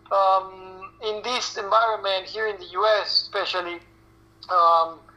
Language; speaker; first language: English; non-native, fluent; Spanish